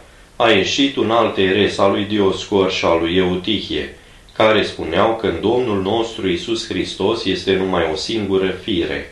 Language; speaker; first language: Romanian; native; Romanian